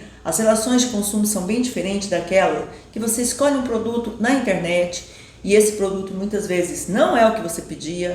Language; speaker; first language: Portuguese; native; Portuguese